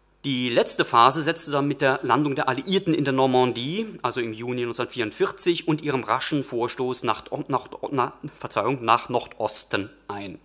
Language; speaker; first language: German; native; German